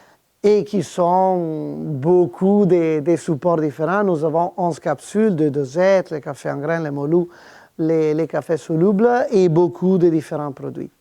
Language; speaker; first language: French; non-native, fluent; Italian